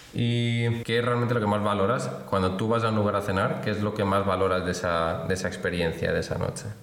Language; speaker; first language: Spanish; native; Spanish